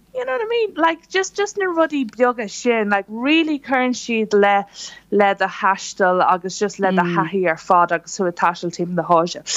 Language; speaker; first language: Irish; non-native, local second language; English